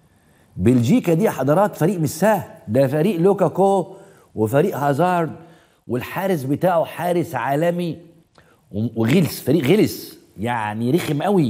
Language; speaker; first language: Arabic; native; Arabic